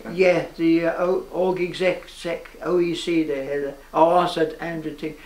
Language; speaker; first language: Danish; non-native, fluent; English